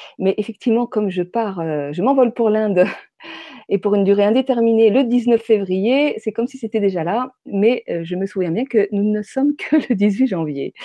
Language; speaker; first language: French; native; French